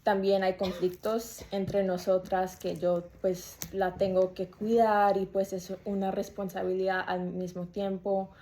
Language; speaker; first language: Spanish; early bilingual, heritage; Spanish